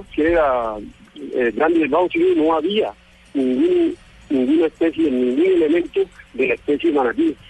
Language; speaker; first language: Spanish; native; Spanish